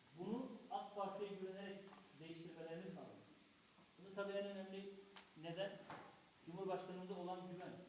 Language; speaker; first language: Turkish; native; Turkish